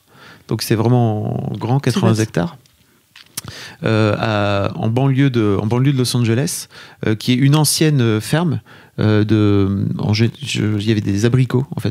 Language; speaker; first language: French; native; French